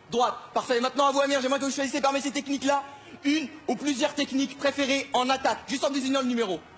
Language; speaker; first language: French; non-native, fluent; Arabic